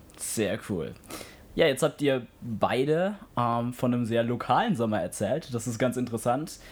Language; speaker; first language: German; native; German